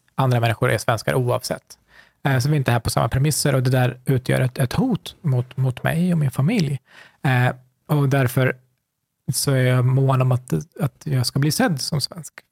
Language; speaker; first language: Swedish; early bilingual, other home language; Kurdish